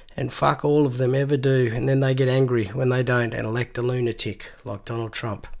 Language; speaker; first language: English; native; English